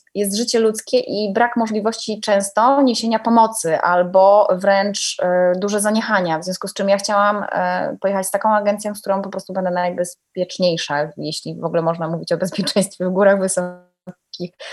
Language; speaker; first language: Polish; native; Polish